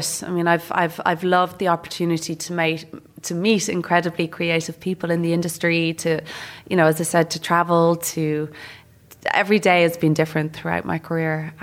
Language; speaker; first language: English; native; English